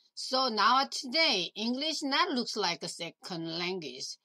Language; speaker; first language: English; non-native, learner; Korean